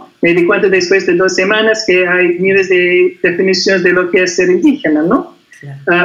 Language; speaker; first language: Spanish; non-native, fluent; English